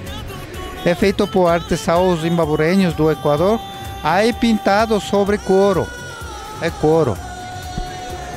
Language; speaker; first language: Portuguese; non-native, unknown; Spanish